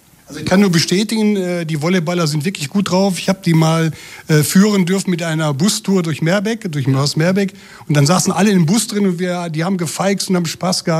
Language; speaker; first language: German; native; German